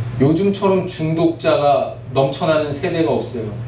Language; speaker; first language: Korean; native; Korean